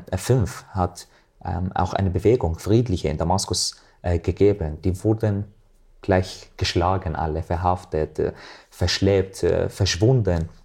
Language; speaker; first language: German; non-native, fluent; Arabic